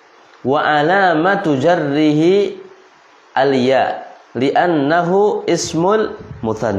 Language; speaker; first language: Arabic; non-native, fluent; Indonesian